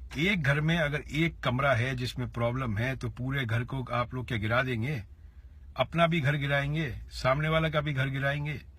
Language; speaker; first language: Hindi; native; Hindi